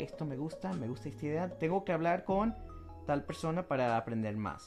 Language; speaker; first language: Spanish; early bilingual, heritage; Spanish